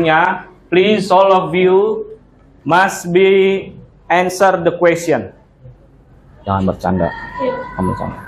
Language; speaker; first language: English; non-native, learner; Indonesian